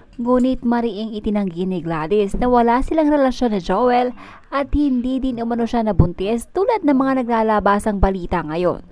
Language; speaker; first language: Filipino; native; Filipino